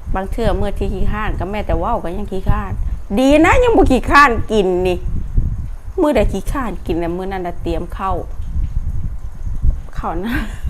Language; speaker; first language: Thai; native; Thai